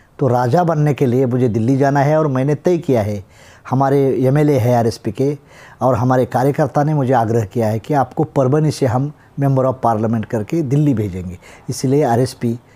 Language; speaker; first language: Hindi; non-native, local second language; Marathi